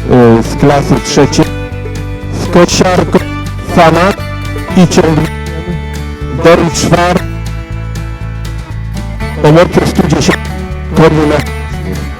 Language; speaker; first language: Polish; native; Polish